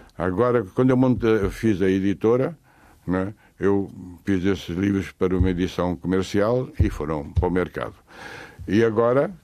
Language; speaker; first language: Portuguese; native; Portuguese